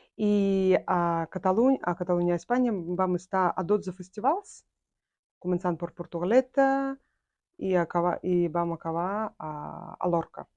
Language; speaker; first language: Catalan; non-native, fluent; Buriat